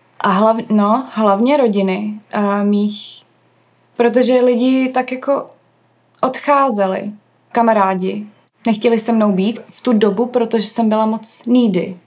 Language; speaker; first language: Czech; early bilingual, other home language; English